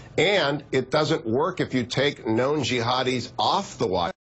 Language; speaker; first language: English; native; English